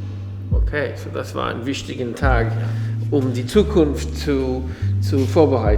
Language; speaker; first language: German; non-native, fluent; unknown